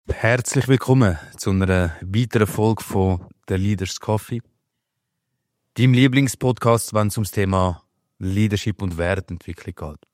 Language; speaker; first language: German; native; German